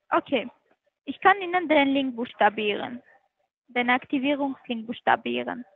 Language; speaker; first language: German; non-native, learner; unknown